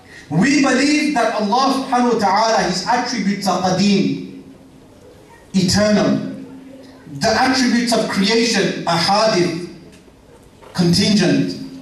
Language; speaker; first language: English; native; English